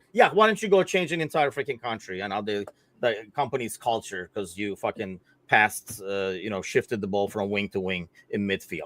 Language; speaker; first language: English; native; English